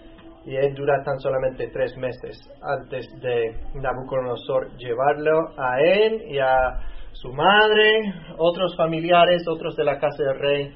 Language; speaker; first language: Spanish; native; Spanish